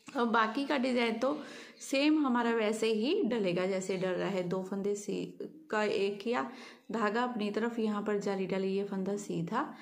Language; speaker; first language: Hindi; native; Hindi